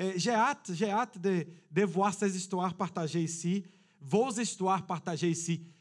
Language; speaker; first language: French; non-native, fluent; Portuguese